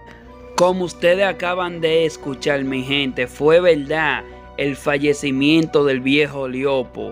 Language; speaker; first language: Spanish; native; Spanish